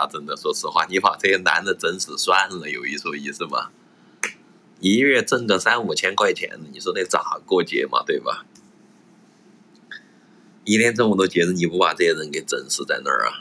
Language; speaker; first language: Chinese; native; Chinese